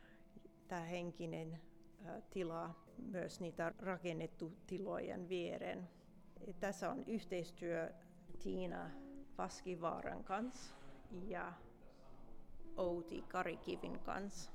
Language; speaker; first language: Finnish; non-native, fluent; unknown